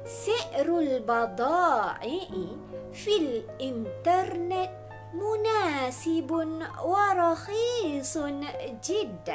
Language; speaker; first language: Arabic; non-native, fluent; Malay